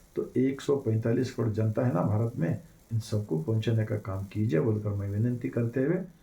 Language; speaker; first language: Hindi; non-native, local second language; Kannada